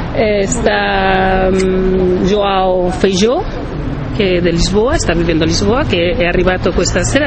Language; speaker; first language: Italian; non-native, learner; Spanish